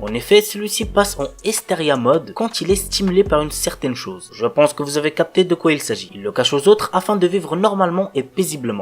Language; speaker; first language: French; native; French